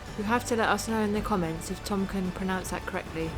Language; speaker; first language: English; native; English